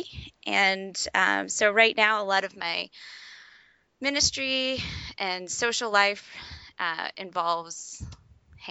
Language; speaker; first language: English; native; English